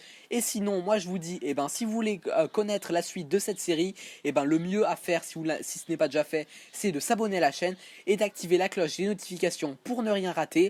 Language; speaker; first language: French; native; French